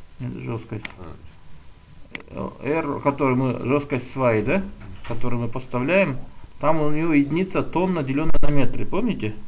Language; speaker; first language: Russian; native; Russian